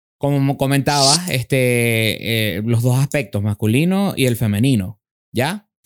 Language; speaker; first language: Spanish; native; Spanish